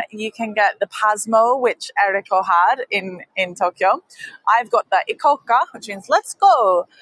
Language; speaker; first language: English; native; English